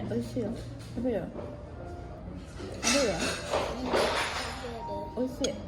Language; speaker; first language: Japanese; non-native, fluent; Cebuano